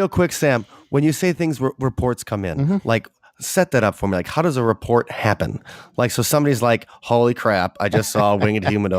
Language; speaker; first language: English; native; English